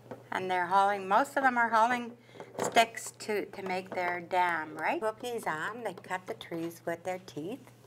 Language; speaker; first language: English; non-native, local second language; French